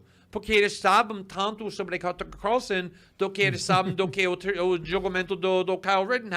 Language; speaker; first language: Portuguese; non-native, fluent; English